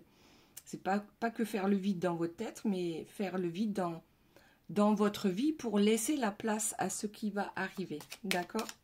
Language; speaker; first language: French; native; French